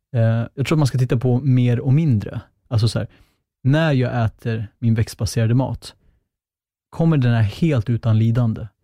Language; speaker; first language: Swedish; early bilingual, other home language; Kurdish